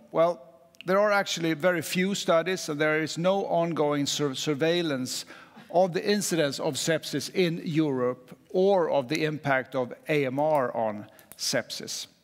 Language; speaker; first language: English; non-native, fluent; Swedish